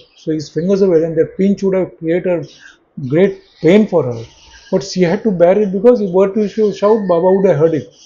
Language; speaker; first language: English; non-native, local second language; Marathi